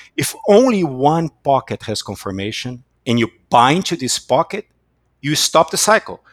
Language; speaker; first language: English; non-native, fluent; Portuguese